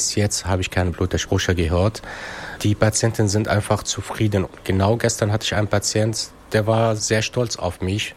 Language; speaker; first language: German; non-native, fluent; Arabic